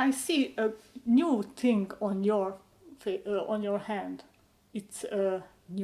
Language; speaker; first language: English; non-native, learner; Hungarian